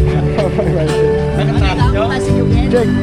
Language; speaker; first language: English; non-native, learner; French